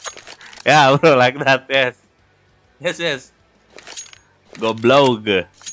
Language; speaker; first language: English; non-native, learner; Sundanese